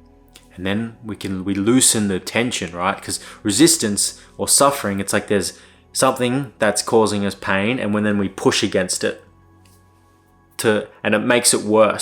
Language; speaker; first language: English; native; English